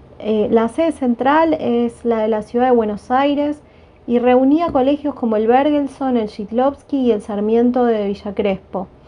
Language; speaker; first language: Spanish; native; Spanish